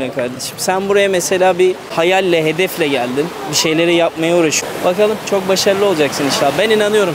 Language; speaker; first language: Turkish; native; Turkish